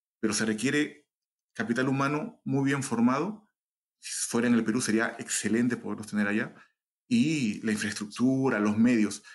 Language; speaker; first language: Spanish; native; Spanish